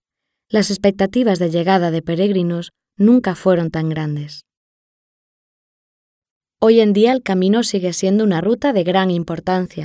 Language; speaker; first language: Spanish; native; Spanish